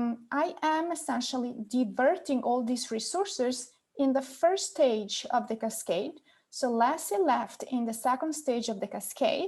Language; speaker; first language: English; non-native, fluent; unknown